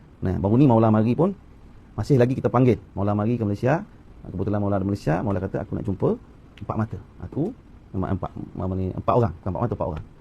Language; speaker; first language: Malay; native; Malay